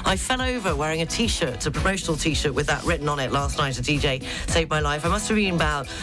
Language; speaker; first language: English; native; English